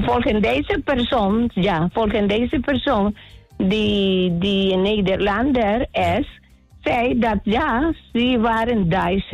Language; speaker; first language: Dutch; non-native, learner; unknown